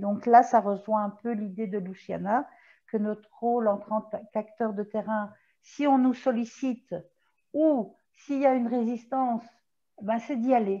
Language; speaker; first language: French; native; French